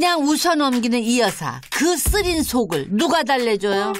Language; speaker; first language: Korean; native; Korean